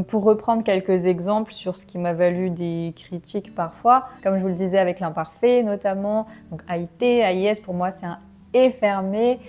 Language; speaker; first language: French; native; French